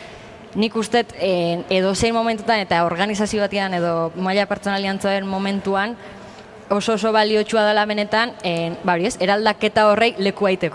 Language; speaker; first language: Basque; native; Basque